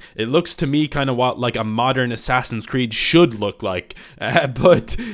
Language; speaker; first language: English; native; English